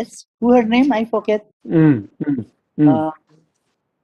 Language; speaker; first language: English; non-native, learner; Indonesian